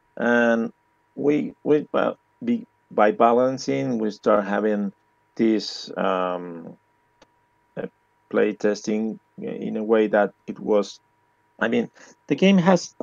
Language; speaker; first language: English; non-native, learner; Spanish